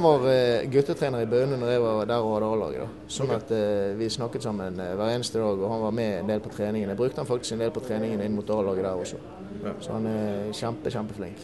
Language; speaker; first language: Norwegian; native; Norwegian